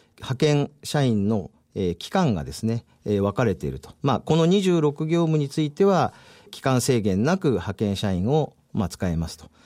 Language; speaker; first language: Japanese; native; Japanese